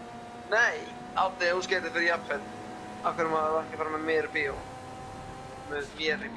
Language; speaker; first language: Icelandic; early bilingual, heritage; Icelandic